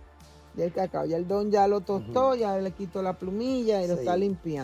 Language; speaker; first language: Spanish; native; Spanish